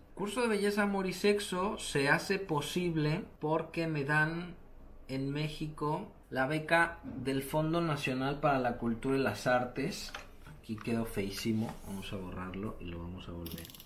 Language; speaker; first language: Spanish; native; Spanish